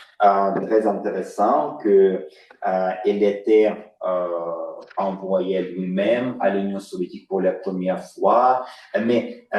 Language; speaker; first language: French; non-native, fluent; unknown